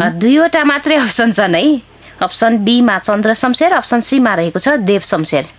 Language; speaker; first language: Nepali; non-native, local second language; Dangaura Tharu